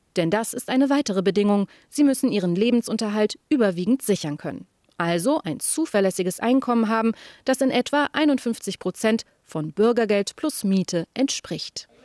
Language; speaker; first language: German; native; German